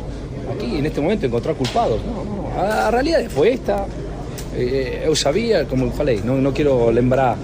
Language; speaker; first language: Portuguese; non-native, fluent; Spanish